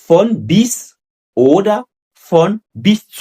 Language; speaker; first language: German; non-native, fluent; French